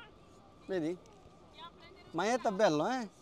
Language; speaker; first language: Italian; non-native, learner; Bangla